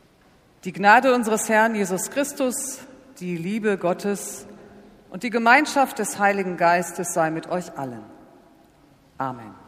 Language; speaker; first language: German; native; German